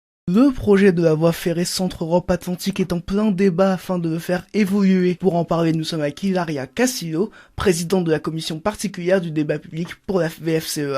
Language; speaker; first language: French; native; French